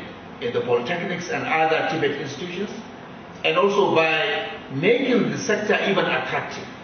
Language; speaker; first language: English; non-native, local second language; Hausa